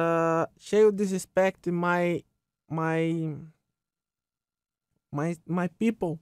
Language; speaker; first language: English; non-native, learner; Portuguese